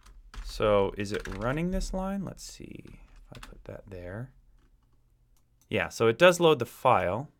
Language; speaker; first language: English; native; English